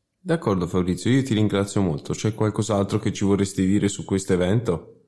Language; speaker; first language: Italian; native; Italian